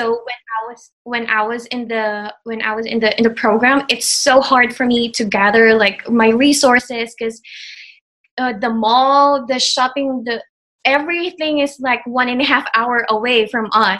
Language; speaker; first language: English; non-native, local second language; Filipino